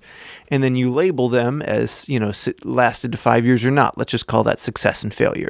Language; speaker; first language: English; native; English